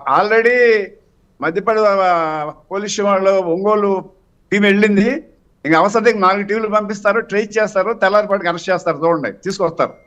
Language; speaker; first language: Telugu; native; Telugu